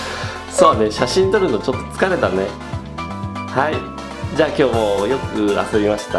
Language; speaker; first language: Japanese; native; Japanese